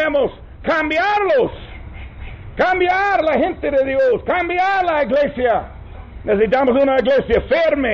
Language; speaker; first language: Spanish; non-native, fluent; English